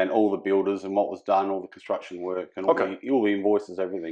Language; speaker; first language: English; native; English